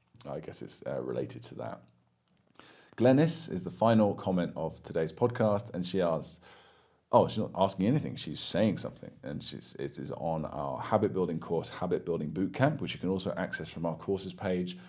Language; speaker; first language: English; native; English